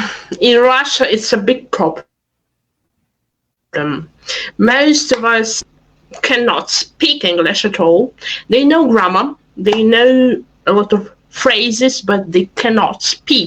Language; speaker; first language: English; non-native, fluent; Russian